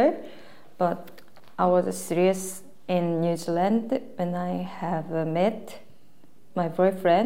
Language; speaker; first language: English; non-native, learner; Korean